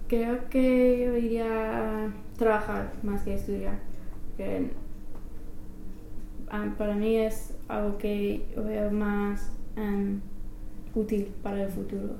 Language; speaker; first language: Spanish; non-native, learner; English